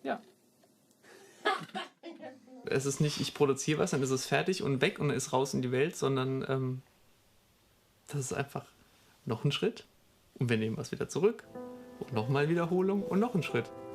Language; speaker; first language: German; native; German